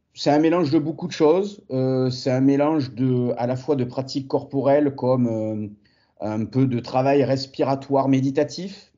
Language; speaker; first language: French; native; French